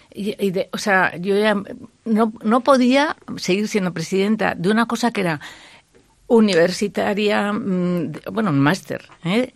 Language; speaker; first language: Spanish; native; Spanish